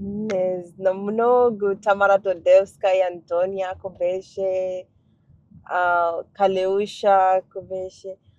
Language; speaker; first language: Macedonian; non-native, learner; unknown